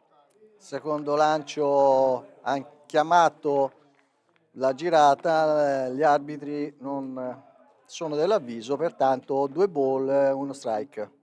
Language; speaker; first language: Italian; native; Italian